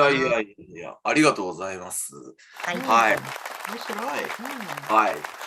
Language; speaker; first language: Japanese; native; Japanese